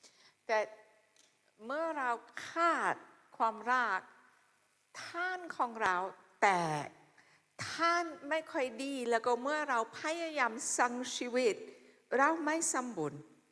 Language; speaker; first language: Thai; non-native, fluent; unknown